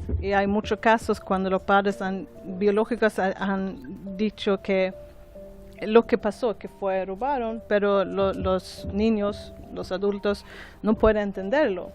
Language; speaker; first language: Spanish; non-native, learner; Swedish